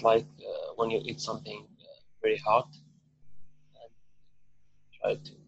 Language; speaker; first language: English; non-native, local second language; Arabic